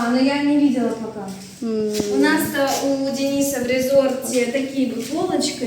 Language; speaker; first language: Russian; native; Russian